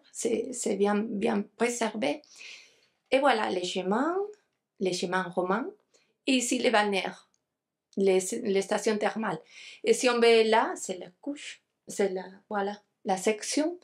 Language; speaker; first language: French; non-native, fluent; Spanish